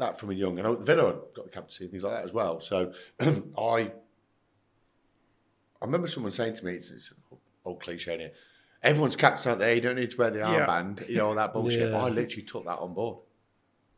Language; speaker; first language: English; native; English